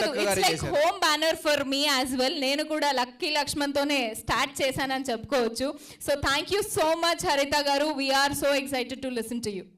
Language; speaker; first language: Telugu; native; Telugu